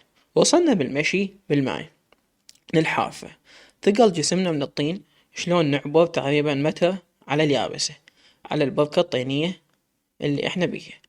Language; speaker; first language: Arabic; native; Arabic